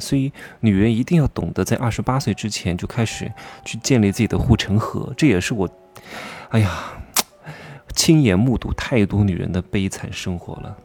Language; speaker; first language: Chinese; native; Chinese